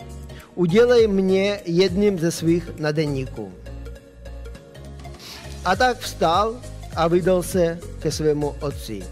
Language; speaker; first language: Czech; non-native, fluent; Russian